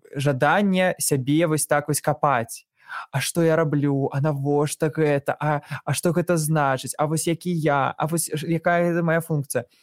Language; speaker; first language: Belarusian; non-native, local second language; Russian